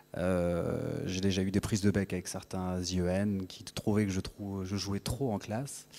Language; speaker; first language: French; native; French